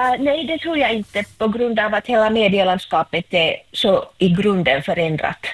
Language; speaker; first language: Swedish; non-native, local second language; Finnish